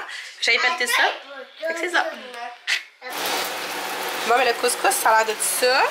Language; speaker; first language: French; native; French